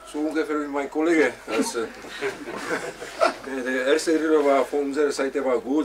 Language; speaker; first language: German; non-native, fluent; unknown